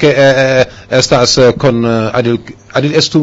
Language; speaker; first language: Spanish; non-native, fluent; Wolof